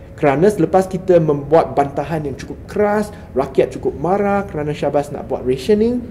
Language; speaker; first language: Malay; non-native, local second language; Chinese